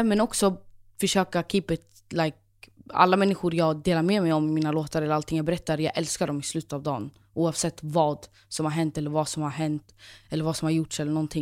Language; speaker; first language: Swedish; native; Swedish